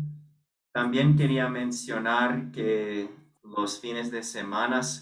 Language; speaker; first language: Spanish; non-native, fluent; English